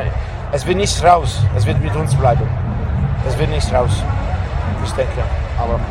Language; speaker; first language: German; non-native, fluent; Italian